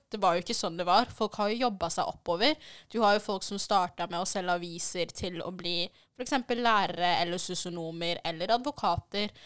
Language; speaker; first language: Norwegian; early bilingual, other home language; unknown